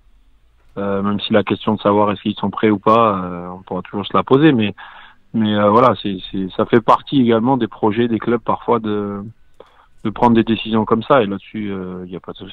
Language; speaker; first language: French; native; French